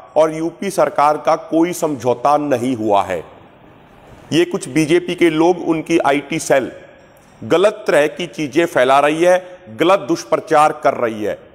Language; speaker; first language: Hindi; non-native, local second language; Punjabi